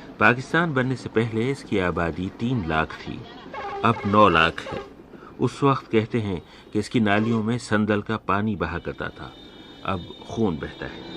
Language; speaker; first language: Urdu; native; Urdu